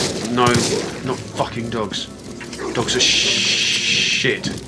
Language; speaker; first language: English; native; English